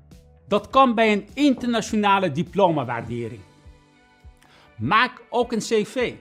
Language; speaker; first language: Dutch; non-native, fluent; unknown